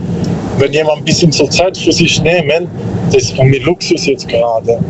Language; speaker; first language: German; non-native, learner; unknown